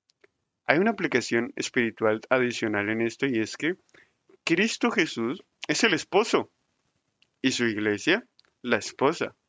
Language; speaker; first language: Spanish; native; Spanish